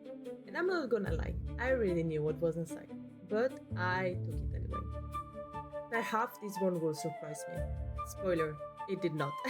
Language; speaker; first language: English; non-native, fluent; Spanish